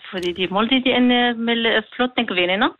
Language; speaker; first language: Danish; non-native, learner; Kurdish